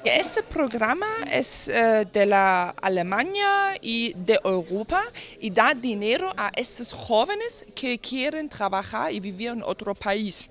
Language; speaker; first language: Spanish; non-native, learner; German